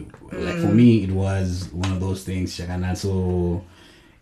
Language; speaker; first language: English; non-native, local second language; Shona